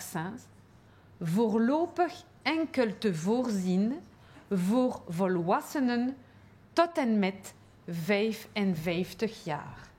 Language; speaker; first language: Dutch; non-native, local second language; French